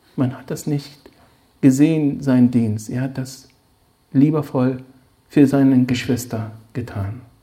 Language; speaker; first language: German; non-native, fluent; Arabic